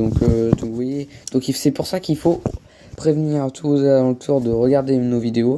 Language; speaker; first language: French; native; French